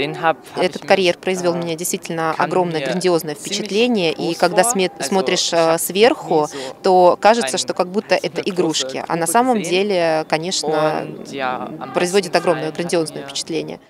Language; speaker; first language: Russian; non-native, fluent; German